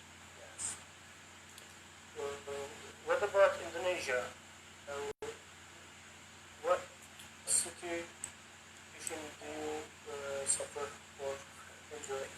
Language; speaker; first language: English; non-native, learner; Turkish